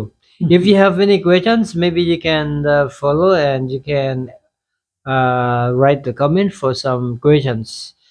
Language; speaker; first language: English; non-native, fluent; Thai